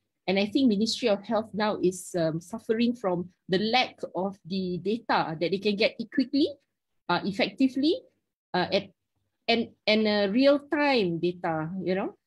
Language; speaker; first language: English; non-native, local second language; Malay